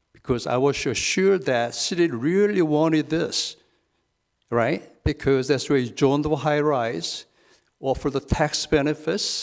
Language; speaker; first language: English; non-native, fluent; Korean